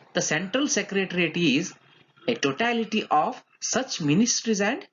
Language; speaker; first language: English; non-native, local second language; Kannada